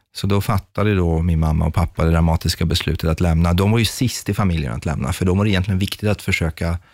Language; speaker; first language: Swedish; early bilingual, other home language; Persian